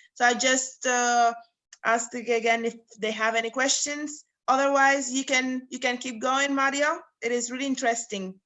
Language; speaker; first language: English; non-native, fluent; Romanian